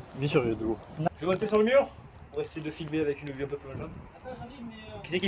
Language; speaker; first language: French; native; French